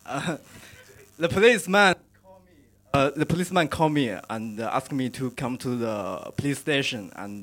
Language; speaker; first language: English; non-native, learner; Chinese